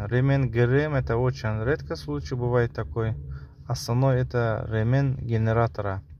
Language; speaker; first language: Russian; non-native, local second language; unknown